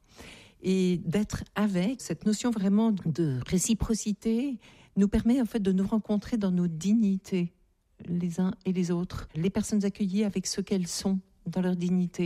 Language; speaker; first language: French; native; French